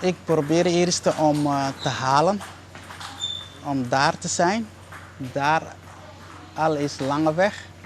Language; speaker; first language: Dutch; non-native, learner; Somali